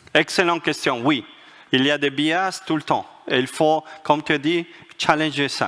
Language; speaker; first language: French; non-native, fluent; Spanish